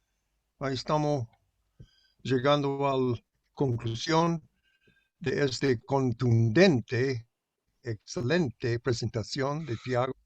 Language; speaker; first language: Spanish; non-native, fluent; English